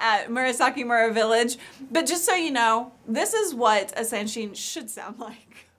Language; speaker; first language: English; native; English